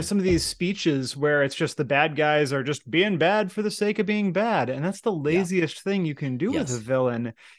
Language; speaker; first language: English; native; English